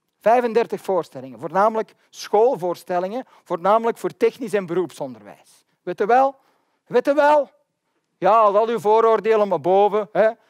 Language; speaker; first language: Dutch; native; Dutch